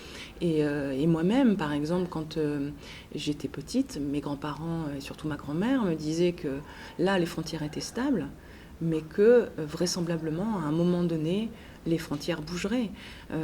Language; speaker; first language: French; native; French